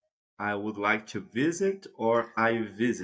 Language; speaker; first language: English; non-native, fluent; Portuguese